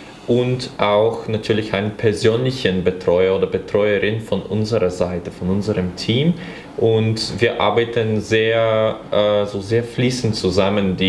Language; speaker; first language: German; non-native, fluent; Bulgarian